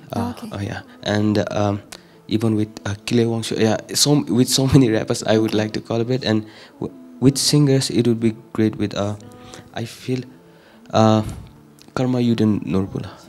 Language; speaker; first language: English; non-native, fluent; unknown